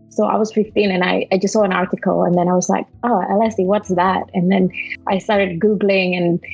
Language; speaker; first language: English; non-native, fluent; Malay